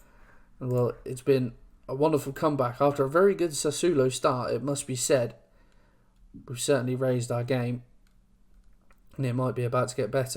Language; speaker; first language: English; native; English